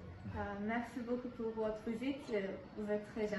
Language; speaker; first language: French; non-native, learner; Turkish